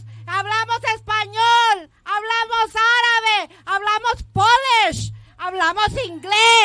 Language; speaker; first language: Spanish; early bilingual, heritage; Spanish